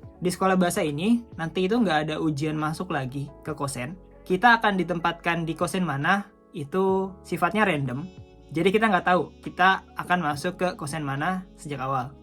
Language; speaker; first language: Indonesian; native; Indonesian